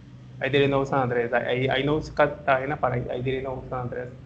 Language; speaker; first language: English; non-native, learner; Spanish